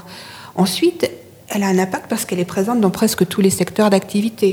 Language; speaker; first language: French; native; French